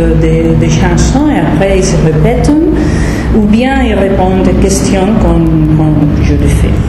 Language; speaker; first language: French; non-native, fluent; Spanish